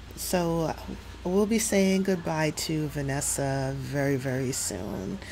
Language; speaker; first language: English; native; English